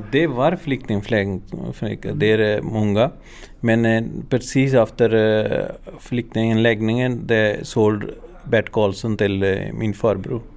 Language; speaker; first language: Swedish; non-native, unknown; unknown